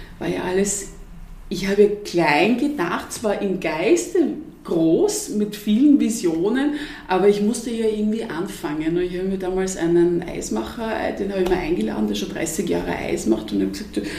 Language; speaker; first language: German; native; German